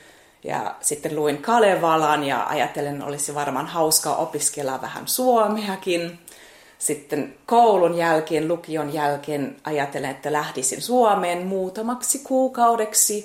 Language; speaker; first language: Finnish; non-native, fluent; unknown